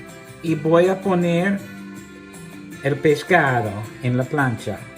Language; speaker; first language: Spanish; non-native, learner; English